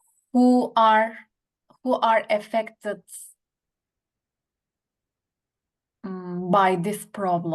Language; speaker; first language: English; non-native, learner; Turkish